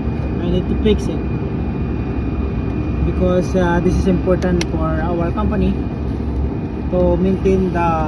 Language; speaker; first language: English; non-native, learner; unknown